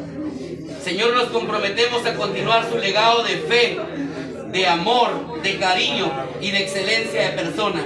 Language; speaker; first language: Spanish; native; Spanish